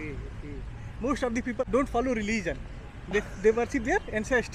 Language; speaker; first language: English; non-native, local second language; Hindi